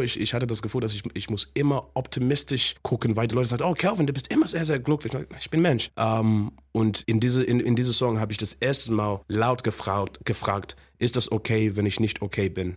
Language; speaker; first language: German; non-native, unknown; Shona